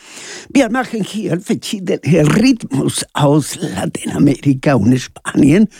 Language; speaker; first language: German; non-native, learner; Spanish